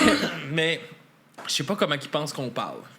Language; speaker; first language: French; native; French